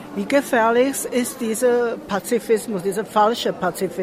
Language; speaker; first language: German; non-native, fluent; Czech